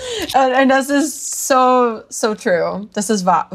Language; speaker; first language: German; non-native, learner; English